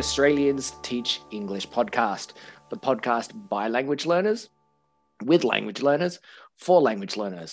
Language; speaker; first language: English; native; English